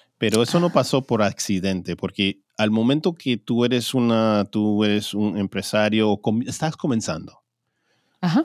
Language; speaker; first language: Spanish; early bilingual, heritage; Spanish